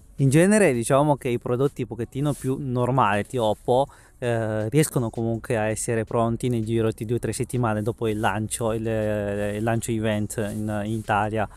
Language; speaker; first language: Italian; early bilingual, other home language; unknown